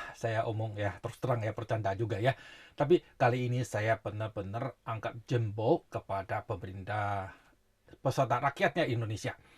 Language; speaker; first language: Indonesian; non-native, fluent; Chinese